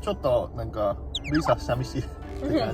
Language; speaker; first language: Japanese; non-native, learner; English